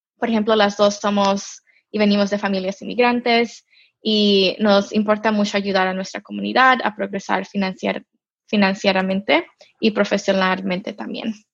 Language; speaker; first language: Spanish; early bilingual, heritage; Spanish